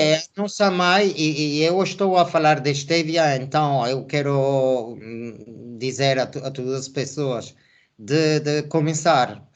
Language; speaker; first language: Portuguese; non-native, fluent; Spanish